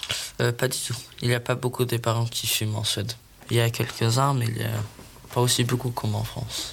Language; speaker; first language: French; non-native, learner; Swedish